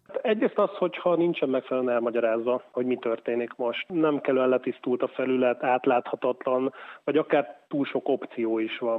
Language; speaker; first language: Hungarian; native; Hungarian